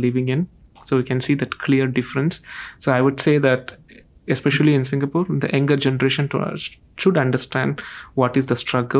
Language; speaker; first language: English; non-native, local second language; Tamil